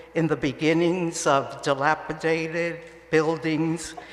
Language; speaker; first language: English; early bilingual, other home language; Spanish